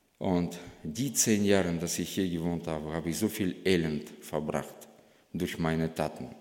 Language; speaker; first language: German; non-native, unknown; Russian